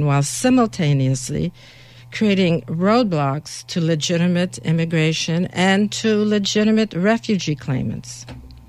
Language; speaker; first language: English; native; English